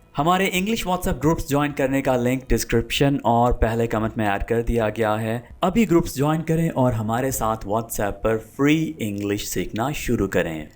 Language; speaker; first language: Urdu; non-native, local second language; Punjabi